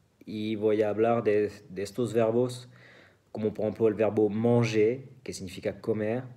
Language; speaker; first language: Spanish; non-native, fluent; French